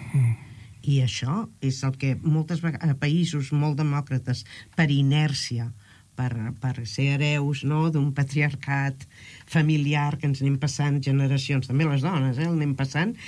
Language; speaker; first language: Catalan; native; Catalan